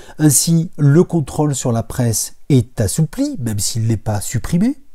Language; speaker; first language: French; native; French